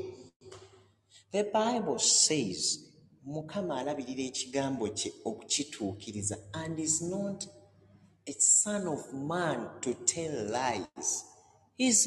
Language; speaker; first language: English; non-native, local second language; Ganda